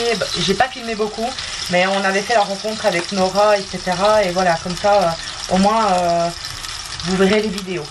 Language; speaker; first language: French; native; French